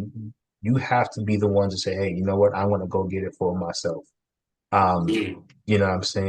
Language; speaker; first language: English; native; English